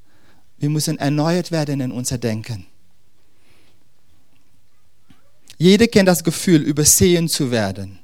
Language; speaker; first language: German; non-native, fluent; Dutch